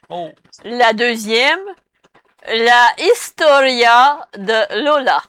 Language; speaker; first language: French; native; French